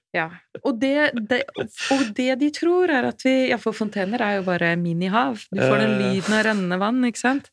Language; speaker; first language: Norwegian; native; Norwegian